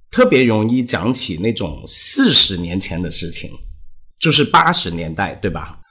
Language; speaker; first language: Chinese; non-native, local second language; Cantonese